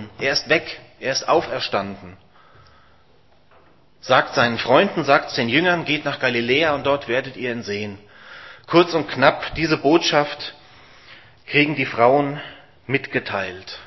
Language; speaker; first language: German; native; German